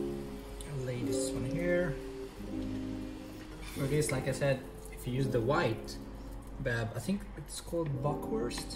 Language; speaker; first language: English; non-native, local second language; Filipino